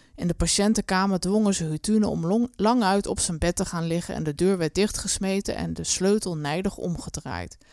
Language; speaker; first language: Dutch; native; Dutch